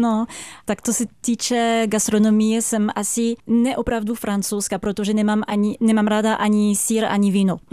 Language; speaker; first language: Czech; non-native, fluent; French